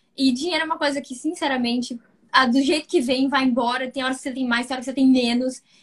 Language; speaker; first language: Portuguese; native; Portuguese